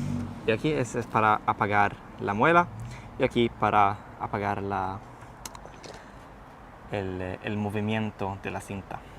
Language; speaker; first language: Spanish; non-native, fluent; Swedish